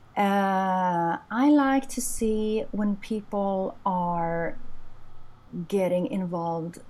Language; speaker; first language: English; non-native, fluent; Swedish